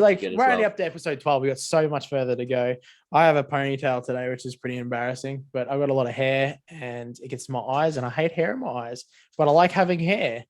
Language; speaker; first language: English; native; English